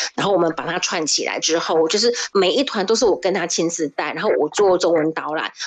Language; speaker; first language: Chinese; native; Chinese